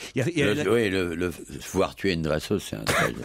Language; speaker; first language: French; native; French